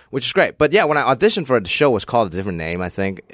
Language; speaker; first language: English; non-native, local second language; Cantonese